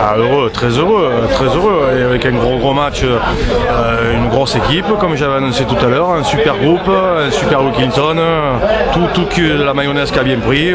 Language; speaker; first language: French; native; French